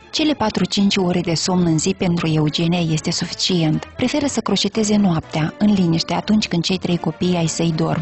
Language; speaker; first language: Romanian; native; Romanian